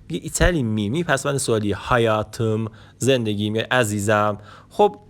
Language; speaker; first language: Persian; native; Persian